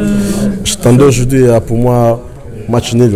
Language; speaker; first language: French; non-native, local second language; Lingala